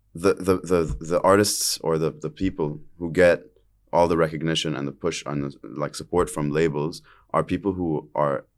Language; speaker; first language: English; early bilingual, other home language; Arabic